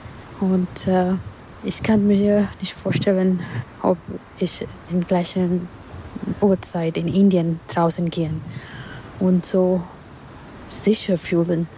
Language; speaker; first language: German; non-native, learner; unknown